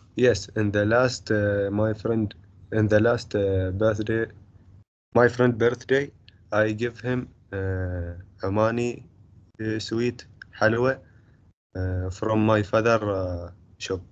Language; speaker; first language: English; non-native, learner; Arabic